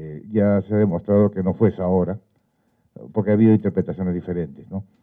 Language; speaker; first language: Spanish; native; Spanish